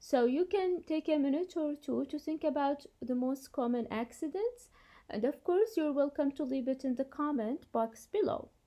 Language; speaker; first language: English; non-native, fluent; Arabic